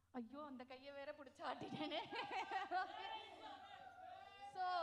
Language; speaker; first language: Tamil; native; Tamil